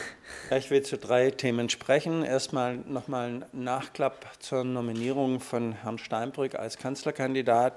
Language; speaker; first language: German; native; German